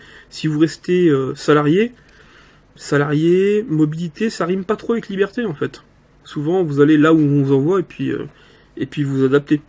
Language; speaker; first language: French; native; French